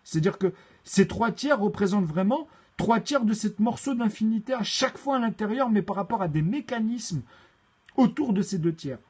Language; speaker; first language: French; native; French